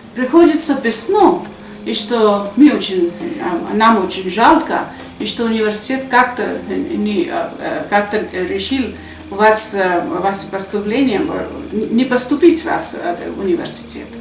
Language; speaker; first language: Russian; non-native, fluent; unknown